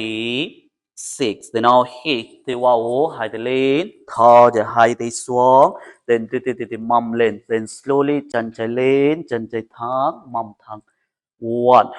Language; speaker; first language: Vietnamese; non-native, learner; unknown